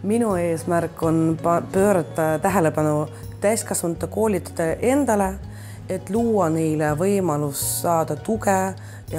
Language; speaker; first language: Estonian; non-native, local second language; Russian